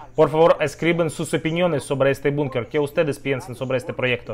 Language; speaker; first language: Spanish; non-native, learner; Russian